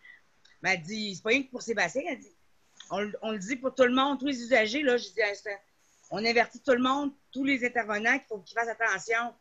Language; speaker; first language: French; native; French